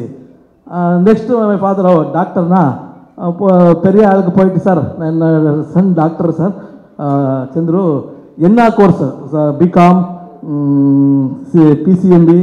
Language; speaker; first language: Tamil; non-native, learner; Kannada